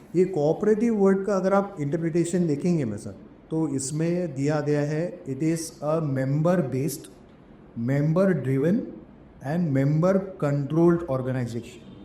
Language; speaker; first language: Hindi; non-native, local second language; Marathi